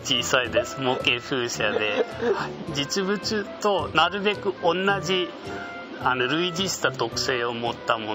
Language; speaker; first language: Japanese; non-native, fluent; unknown